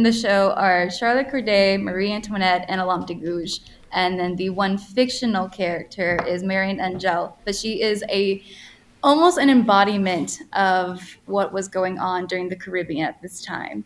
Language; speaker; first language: English; native; English